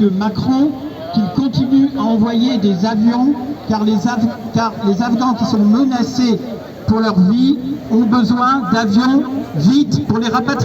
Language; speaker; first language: French; non-native, fluent; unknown